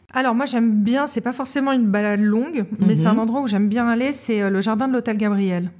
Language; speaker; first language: French; native; French